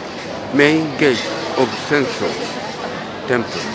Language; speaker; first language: English; non-native, learner; Japanese